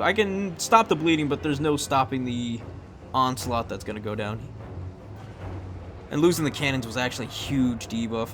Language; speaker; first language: English; native; English